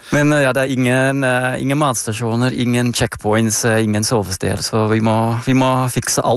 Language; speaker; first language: Norwegian; non-native, fluent; Dutch